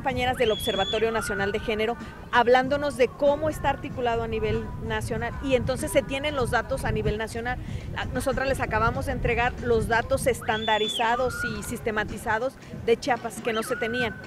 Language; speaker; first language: Spanish; native; Spanish